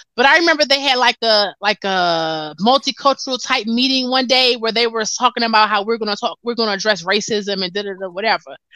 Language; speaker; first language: English; native; English